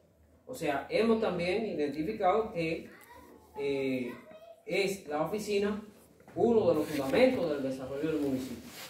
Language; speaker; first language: Spanish; native; Spanish